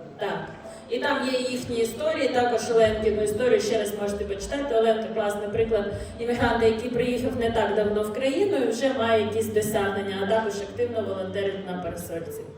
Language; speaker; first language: Ukrainian; non-native, local second language; Russian